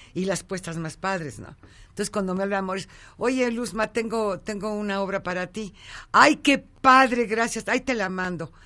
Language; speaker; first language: Spanish; native; Spanish